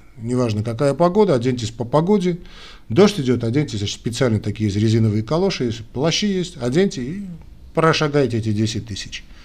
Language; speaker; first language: Russian; non-native, local second language; Armenian